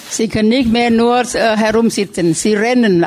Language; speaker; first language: German; non-native, learner; Thai